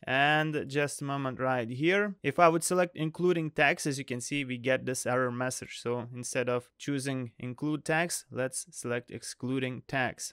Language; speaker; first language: English; non-native, fluent; Lithuanian